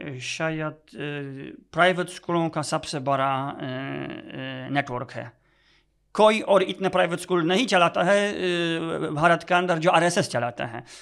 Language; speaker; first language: Hindi; non-native, fluent; Polish